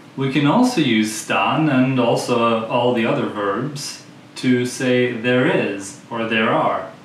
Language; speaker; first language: English; non-native, fluent; Dutch